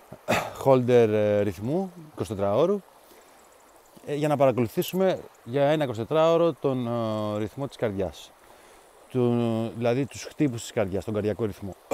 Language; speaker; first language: Greek; native; Greek